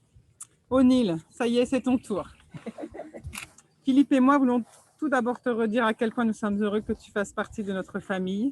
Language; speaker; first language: French; native; French